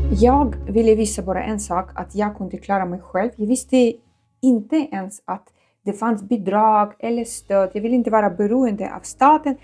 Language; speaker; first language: Swedish; non-native, fluent; Ukrainian